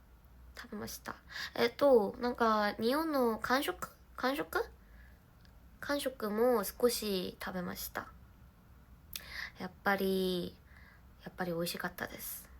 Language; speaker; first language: Japanese; non-native, learner; Korean